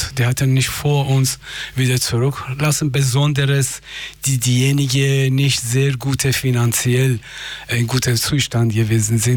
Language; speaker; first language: German; non-native, fluent; Persian